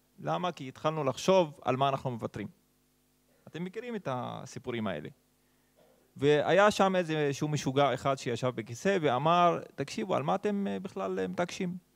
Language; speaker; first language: Hebrew; non-native, local second language; Arabic